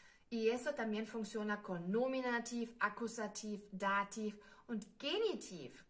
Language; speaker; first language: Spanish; non-native, fluent; German